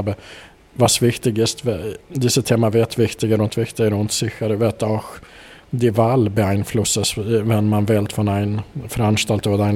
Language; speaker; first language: German; non-native, fluent; Swedish